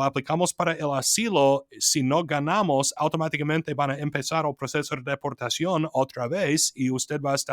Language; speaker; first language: Spanish; non-native, fluent; English